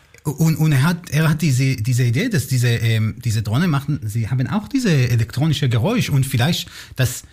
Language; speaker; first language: German; non-native, learner; Hebrew